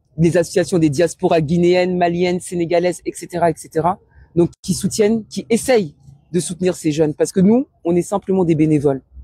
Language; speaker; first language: French; early bilingual, other home language; Wolof